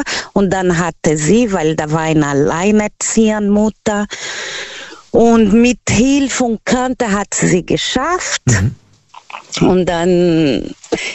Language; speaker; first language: German; non-native, learner; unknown